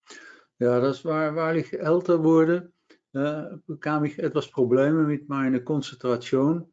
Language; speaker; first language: German; non-native, learner; Dutch